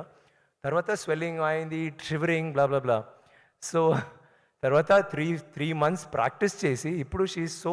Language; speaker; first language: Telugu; non-native, learner; Tamil